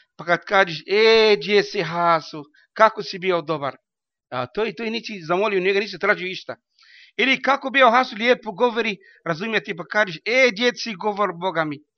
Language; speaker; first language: Bosnian; non-native, learner; Arabic